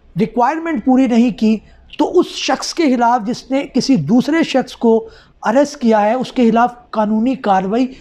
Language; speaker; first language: Urdu; non-native, local second language; Punjabi